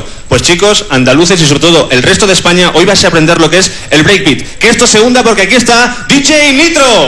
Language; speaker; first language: Spanish; native; Spanish